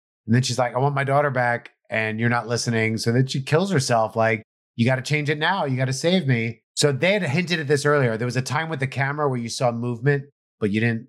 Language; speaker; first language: English; native; English